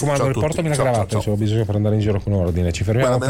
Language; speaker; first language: Italian; native; Italian